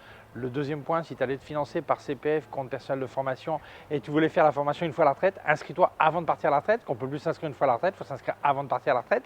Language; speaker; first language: French; native; French